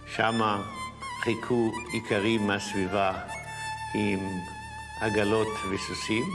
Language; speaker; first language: Hebrew; non-native, fluent; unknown